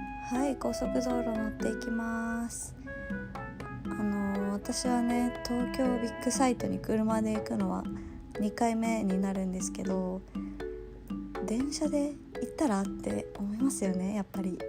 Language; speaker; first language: Japanese; native; Japanese